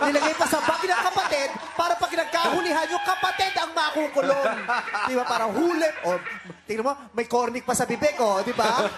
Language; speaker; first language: Filipino; native; Filipino